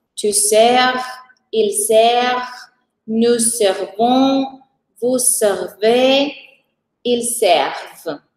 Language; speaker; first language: French; non-native, fluent; Portuguese